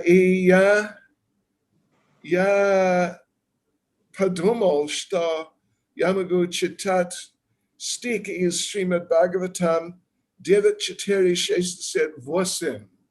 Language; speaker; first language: Russian; non-native, learner; English